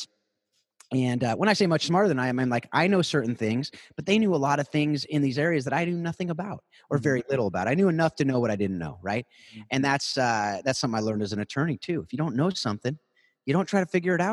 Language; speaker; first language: English; native; English